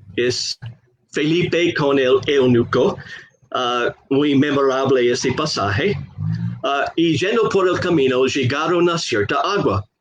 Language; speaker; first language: Spanish; non-native, fluent; English